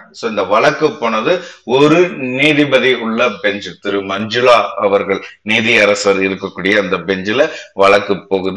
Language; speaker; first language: Tamil; native; Tamil